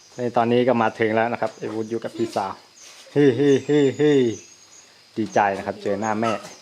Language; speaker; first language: Thai; non-native, local second language; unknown